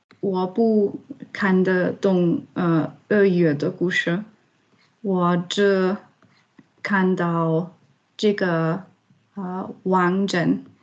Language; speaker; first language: Chinese; non-native, learner; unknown